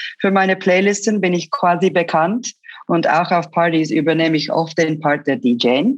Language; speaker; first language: German; early bilingual, other home language; Turkish